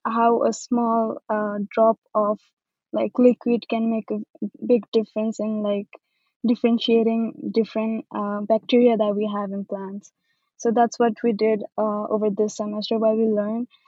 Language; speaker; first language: English; non-native, local second language; Nepali